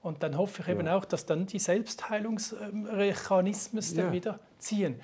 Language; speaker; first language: German; native; German